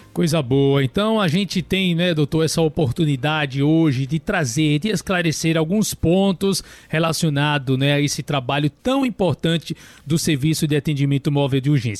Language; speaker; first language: Portuguese; native; Portuguese